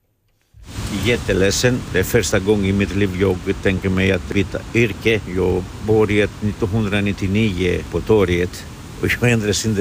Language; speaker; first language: Swedish; non-native, fluent; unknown